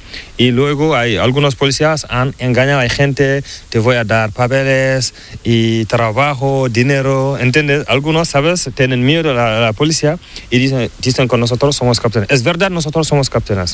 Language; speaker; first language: Spanish; non-native, learner; Fula